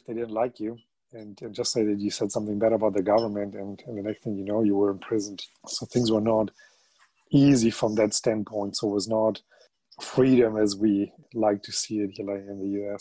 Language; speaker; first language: English; non-native, fluent; German